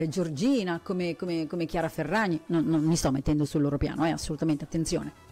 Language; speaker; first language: Italian; native; Italian